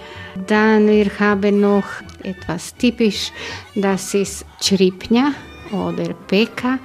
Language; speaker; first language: German; non-native, learner; Croatian